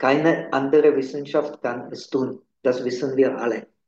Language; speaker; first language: German; non-native, fluent; Czech